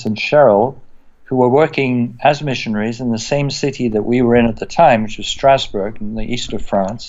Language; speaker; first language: English; native; English